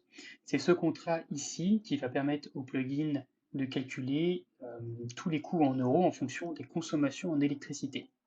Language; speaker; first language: French; native; French